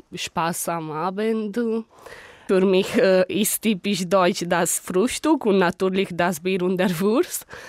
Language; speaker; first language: German; non-native, learner; Italian